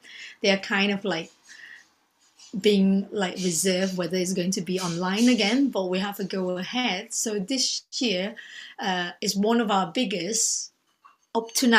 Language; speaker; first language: English; non-native, local second language; Cantonese